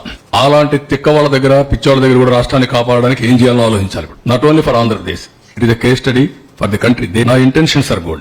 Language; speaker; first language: Telugu; native; Telugu